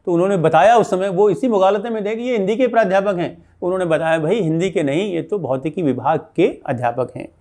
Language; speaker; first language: Hindi; native; Hindi